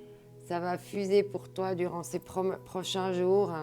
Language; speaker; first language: French; native; French